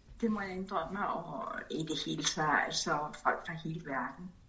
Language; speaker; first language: Danish; early bilingual, other home language; Spanish